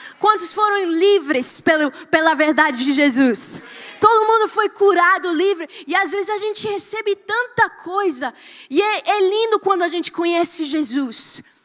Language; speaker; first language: Portuguese; non-native, fluent; Spanish